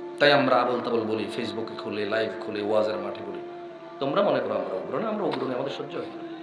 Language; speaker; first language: Bangla; early bilingual, heritage; Bangla